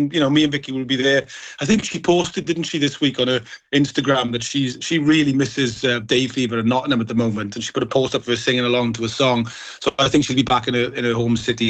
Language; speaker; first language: English; native; English